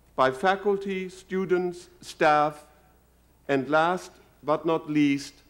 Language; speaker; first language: English; non-native, fluent; German